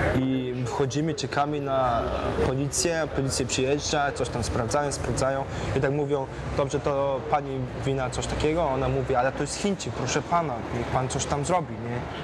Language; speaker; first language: Polish; non-native, fluent; Mongolian